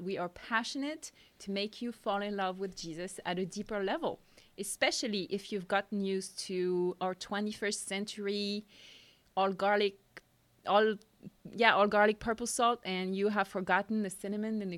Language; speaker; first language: English; non-native, fluent; French